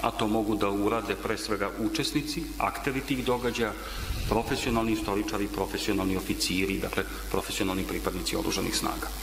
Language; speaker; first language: Serbian; native; Serbian